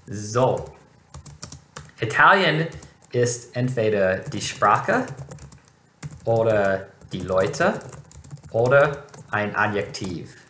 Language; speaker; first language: German; non-native, fluent; English